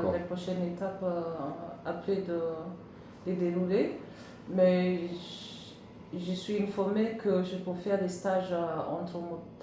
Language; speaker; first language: French; non-native, learner; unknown